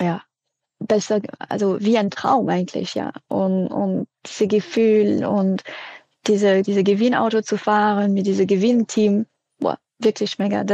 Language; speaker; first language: German; non-native, fluent; French